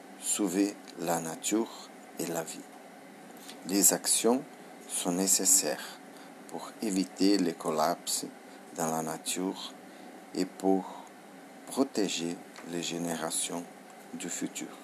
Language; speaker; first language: French; non-native, learner; Portuguese